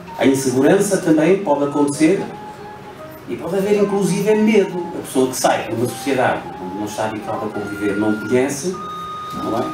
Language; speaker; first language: Portuguese; non-native, local second language; Upper Guinea Crioulo